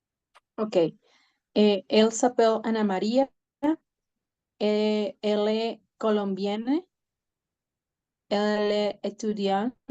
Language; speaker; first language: French; non-native, learner; Spanish